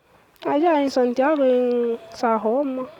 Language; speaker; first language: Spanish; non-native, learner; Haitian Creole